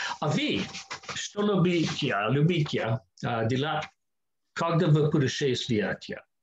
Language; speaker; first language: Russian; non-native, learner; English